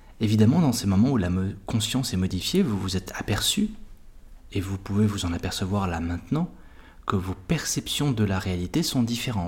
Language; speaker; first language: French; native; French